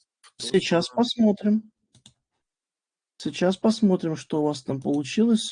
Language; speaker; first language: Russian; native; Russian